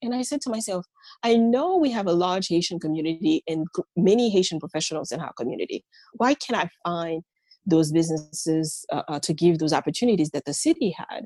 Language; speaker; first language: English; non-native, fluent; Haitian Creole